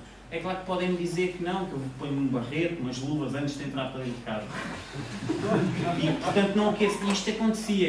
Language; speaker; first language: Portuguese; native; Portuguese